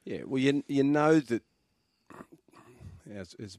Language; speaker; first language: English; native; English